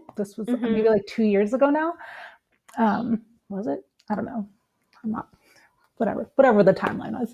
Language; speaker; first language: English; native; English